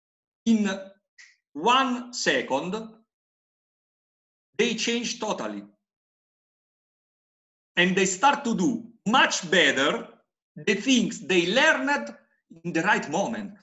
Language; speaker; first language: English; non-native, fluent; Italian